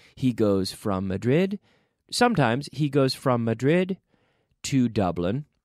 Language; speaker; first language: English; native; English